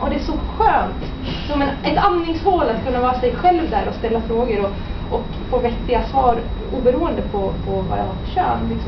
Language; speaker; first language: Swedish; native; Swedish